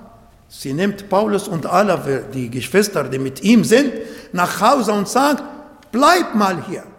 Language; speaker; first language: German; non-native, learner; Arabic